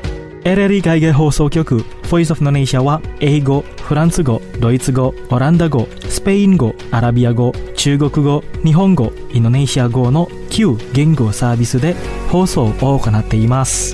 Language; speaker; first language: Japanese; non-native, fluent; Indonesian